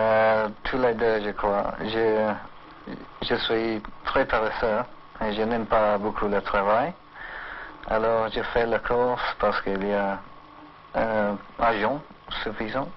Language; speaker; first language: French; non-native, learner; English